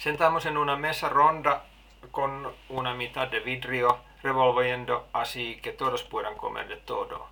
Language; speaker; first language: Spanish; non-native, learner; Finnish